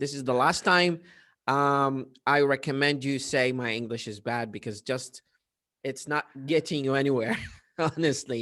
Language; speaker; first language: English; non-native, fluent; Arabic